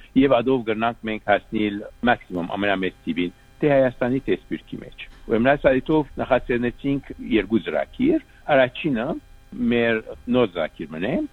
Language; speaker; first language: Armenian; early bilingual, heritage; Armenian